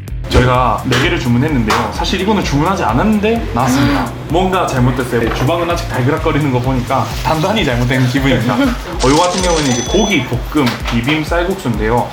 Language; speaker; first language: Korean; native; Korean